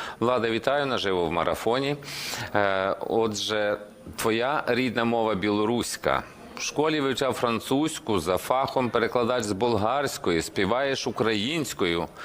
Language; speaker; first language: Ukrainian; native; Ukrainian